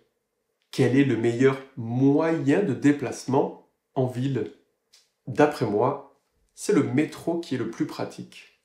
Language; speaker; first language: French; native; French